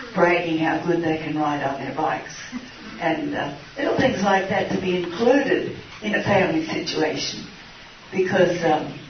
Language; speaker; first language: English; native; English